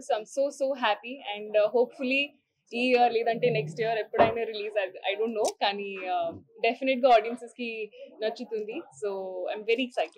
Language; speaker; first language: Telugu; non-native, fluent; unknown